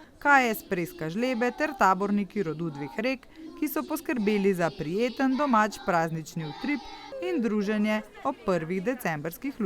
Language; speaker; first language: Slovenian; native; Slovenian